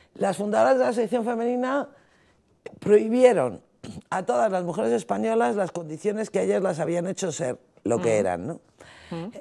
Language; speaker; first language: Spanish; native; Spanish